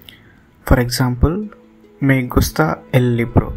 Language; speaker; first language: Spanish; non-native, fluent; Telugu